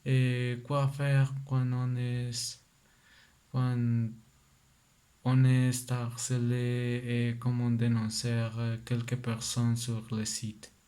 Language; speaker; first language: French; non-native, learner; Spanish